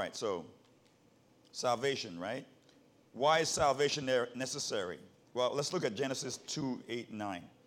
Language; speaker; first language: English; native; English